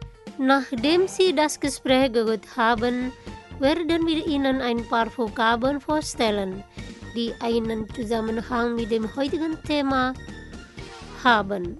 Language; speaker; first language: German; non-native, learner; Indonesian